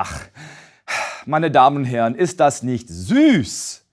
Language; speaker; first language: German; non-native, fluent; English